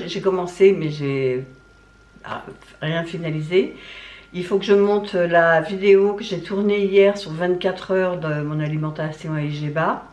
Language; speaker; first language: French; native; French